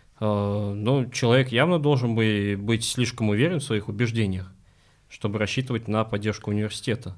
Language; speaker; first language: Russian; non-native, local second language; Uzbek